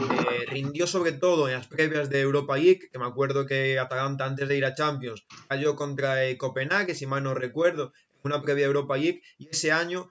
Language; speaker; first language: Spanish; native; Spanish